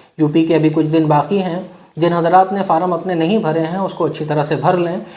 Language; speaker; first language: Urdu; native; Urdu